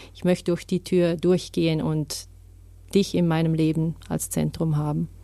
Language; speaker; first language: German; native; German